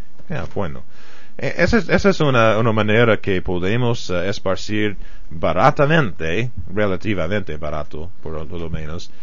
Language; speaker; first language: Spanish; non-native, fluent; English